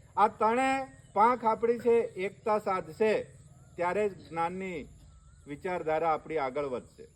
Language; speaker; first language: Gujarati; native; Gujarati